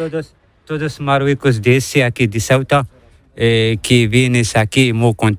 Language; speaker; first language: Spanish; non-native, learner; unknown